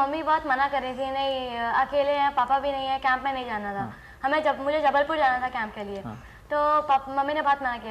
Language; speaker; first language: Hindi; native; Hindi